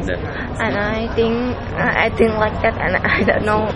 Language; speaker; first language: English; non-native, learner; Thai